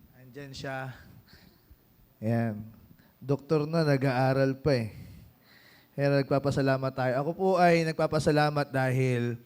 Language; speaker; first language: Filipino; native; Filipino